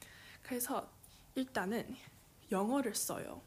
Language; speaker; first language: Korean; early bilingual, heritage; Korean